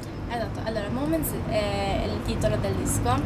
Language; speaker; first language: Italian; non-native, fluent; Maltese